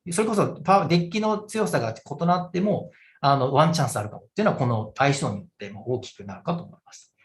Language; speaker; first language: Japanese; native; Japanese